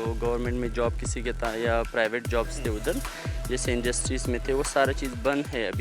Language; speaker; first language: Hindi; non-native, fluent; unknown